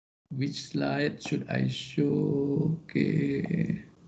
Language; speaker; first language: English; non-native, local second language; Malay